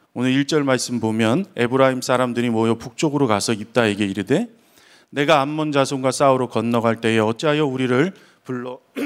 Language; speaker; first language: Korean; native; Korean